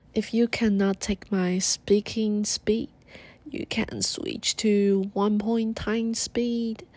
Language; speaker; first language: English; non-native, learner; Chinese